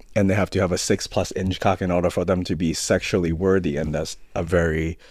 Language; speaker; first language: English; early bilingual, other home language; Cantonese